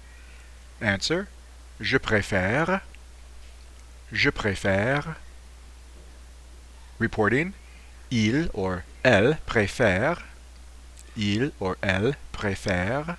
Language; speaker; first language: French; non-native, fluent; English